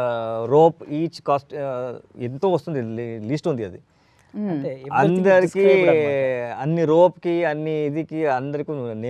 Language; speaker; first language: Telugu; non-native, learner; Kannada